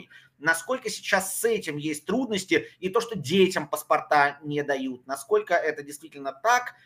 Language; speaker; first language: Russian; native; Russian